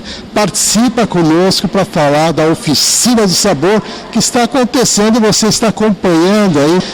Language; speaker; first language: Portuguese; native; Portuguese